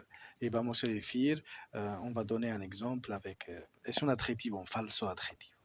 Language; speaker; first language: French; non-native, fluent; Spanish